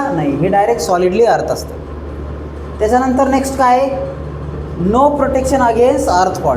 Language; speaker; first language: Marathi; native; Marathi